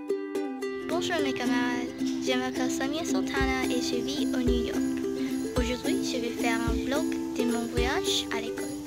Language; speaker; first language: French; non-native, learner; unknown